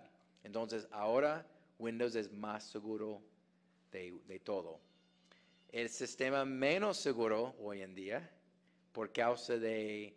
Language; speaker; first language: Spanish; non-native, fluent; English